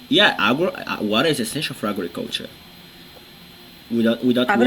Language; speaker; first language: English; non-native, fluent; Portuguese